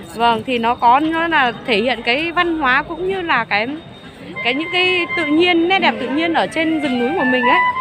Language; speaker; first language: Vietnamese; non-native, local second language; Iu Mien